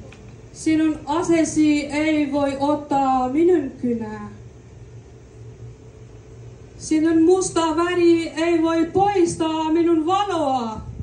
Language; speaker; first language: Finnish; non-native, learner; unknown